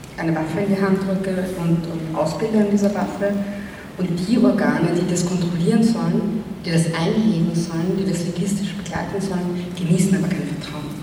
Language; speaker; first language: German; native; German